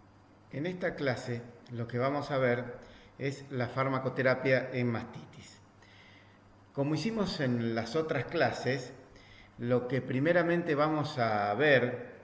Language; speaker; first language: Spanish; native; Spanish